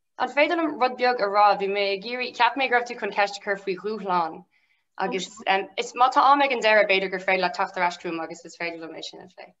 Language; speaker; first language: Irish; non-native, local second language; English